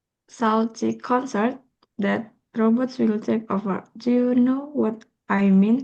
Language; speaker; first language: English; non-native, learner; Indonesian